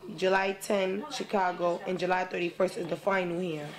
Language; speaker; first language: English; native; English